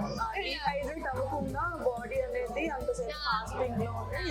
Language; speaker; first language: Telugu; native; Telugu